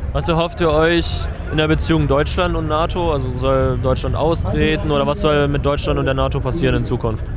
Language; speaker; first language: German; native; German